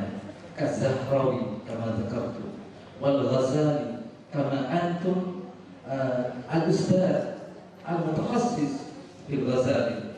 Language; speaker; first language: Arabic; non-native, fluent; Indonesian